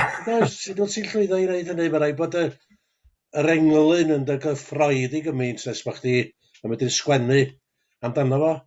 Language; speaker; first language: Welsh; native; Welsh